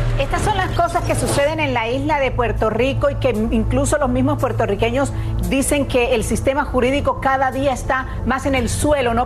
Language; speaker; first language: Spanish; native; Spanish